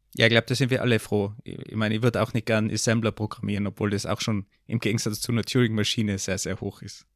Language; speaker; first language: German; native; German